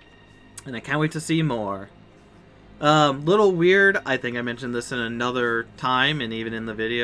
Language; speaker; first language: English; native; English